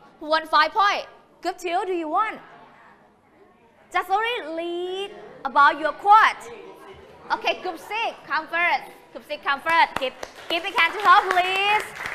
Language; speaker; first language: English; non-native, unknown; Thai